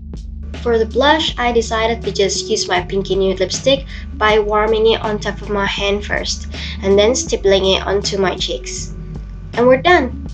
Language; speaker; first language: English; non-native, fluent; Indonesian